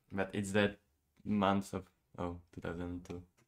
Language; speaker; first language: English; non-native, fluent; Polish